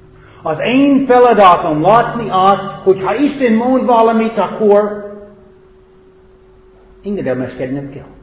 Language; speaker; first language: Hungarian; non-native, fluent; English